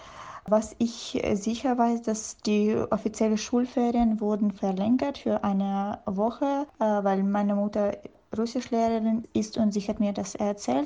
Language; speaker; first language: German; non-native, fluent; Russian